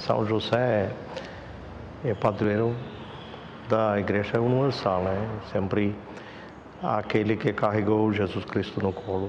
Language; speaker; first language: Portuguese; non-native, fluent; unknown